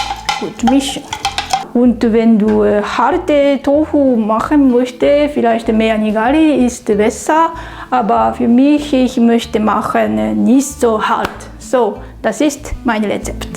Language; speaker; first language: German; non-native, learner; Japanese